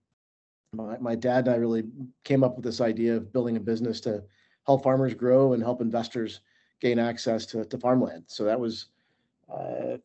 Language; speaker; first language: English; native; English